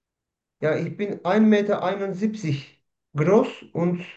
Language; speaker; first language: German; non-native, learner; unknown